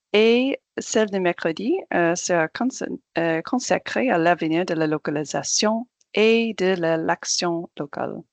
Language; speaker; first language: French; non-native, fluent; English